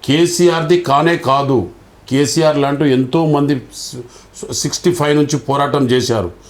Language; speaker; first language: Telugu; non-native, local second language; Lambadi